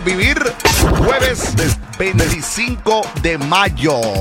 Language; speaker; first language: Spanish; native; Spanish